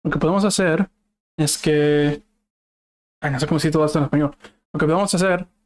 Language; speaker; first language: Spanish; non-native, learner; English